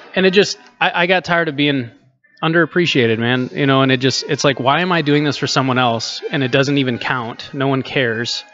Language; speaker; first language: English; native; English